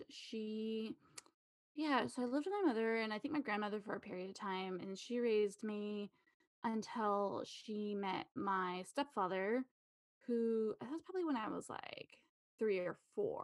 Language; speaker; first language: English; native; English